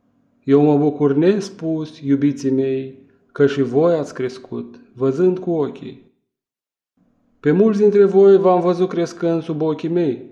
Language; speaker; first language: Romanian; native; Romanian